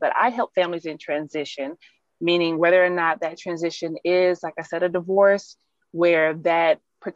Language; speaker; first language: English; native; English